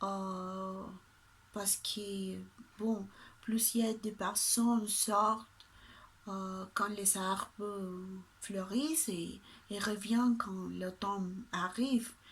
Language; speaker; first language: French; non-native, learner; Spanish